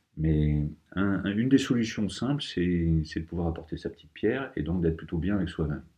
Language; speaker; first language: French; native; French